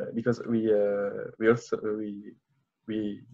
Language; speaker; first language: English; non-native, learner; French